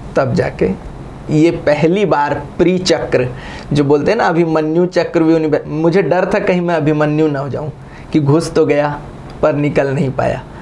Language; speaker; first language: Hindi; native; Hindi